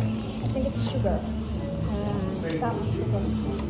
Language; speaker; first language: English; non-native, learner; Russian